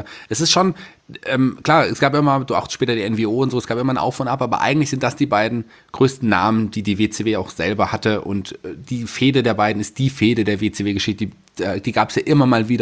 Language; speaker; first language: German; native; German